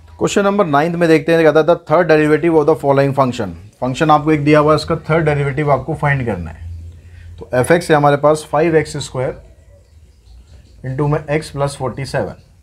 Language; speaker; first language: Hindi; native; Hindi